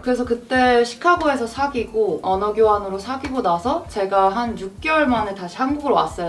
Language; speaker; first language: Korean; native; Korean